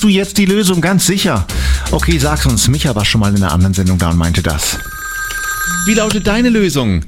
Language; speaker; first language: German; native; German